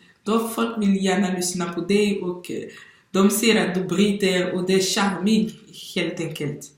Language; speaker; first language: Swedish; non-native, fluent; French